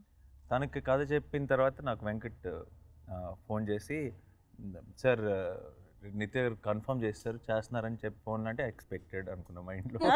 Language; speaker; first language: Telugu; native; Telugu